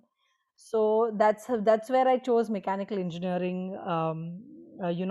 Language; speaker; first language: English; non-native, local second language; Marathi